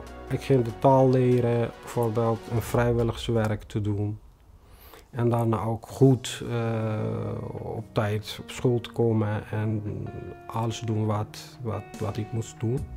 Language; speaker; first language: Dutch; non-native, fluent; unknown